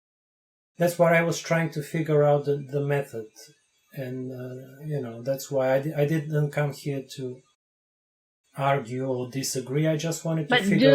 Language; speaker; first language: English; non-native, fluent; Bulgarian